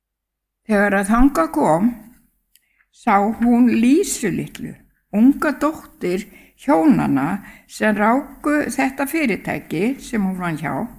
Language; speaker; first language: Icelandic; native; Icelandic